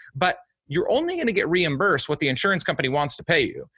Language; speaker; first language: English; native; English